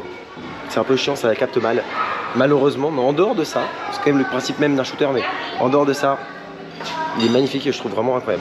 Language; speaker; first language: French; native; French